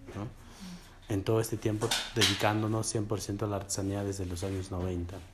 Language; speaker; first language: Spanish; non-native, local second language; Quechua